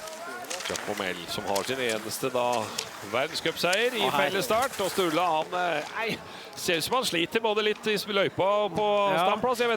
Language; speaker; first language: Norwegian; native; Norwegian